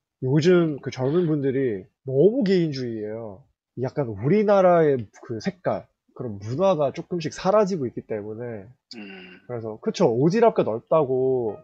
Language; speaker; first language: Korean; early bilingual, heritage; Korean